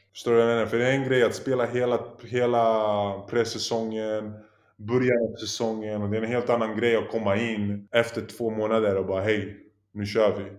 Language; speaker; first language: Swedish; early bilingual, other home language; Polish